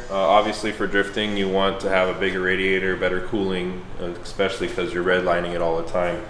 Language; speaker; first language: English; native; English